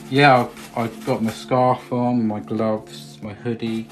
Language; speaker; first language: English; native; English